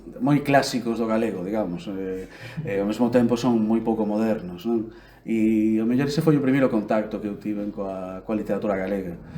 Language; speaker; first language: Galician; native; Galician